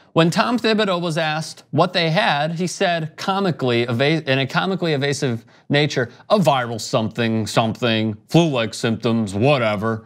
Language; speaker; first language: English; native; English